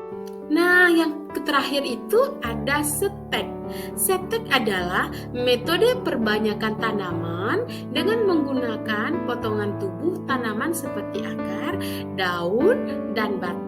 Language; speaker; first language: Indonesian; native; Indonesian